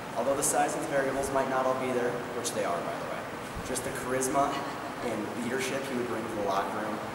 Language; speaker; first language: English; native; English